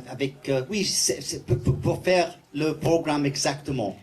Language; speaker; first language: French; non-native, learner; English